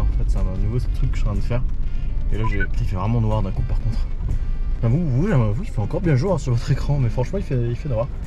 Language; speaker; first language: French; native; French